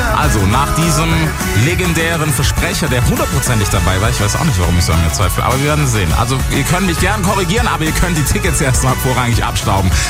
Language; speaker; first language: German; native; German